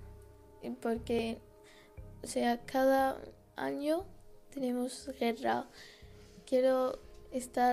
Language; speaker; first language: Spanish; early bilingual, other home language; Arabic